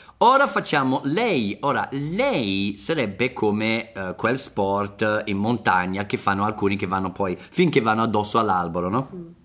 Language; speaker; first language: Italian; non-native, fluent; English